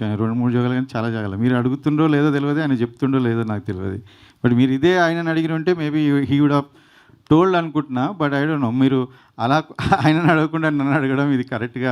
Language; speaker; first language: Telugu; native; Telugu